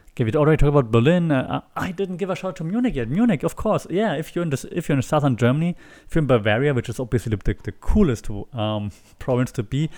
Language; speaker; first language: English; non-native, fluent; German